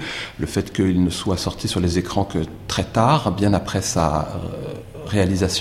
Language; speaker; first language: French; native; French